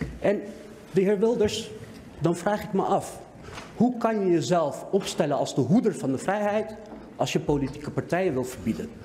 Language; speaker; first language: Dutch; early bilingual, other home language; Turkish